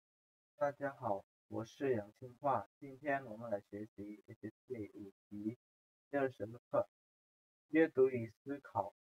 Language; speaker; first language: Chinese; non-native, fluent; Indonesian